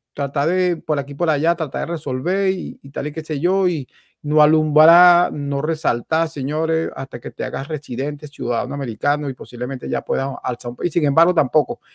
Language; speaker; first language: Spanish; native; Spanish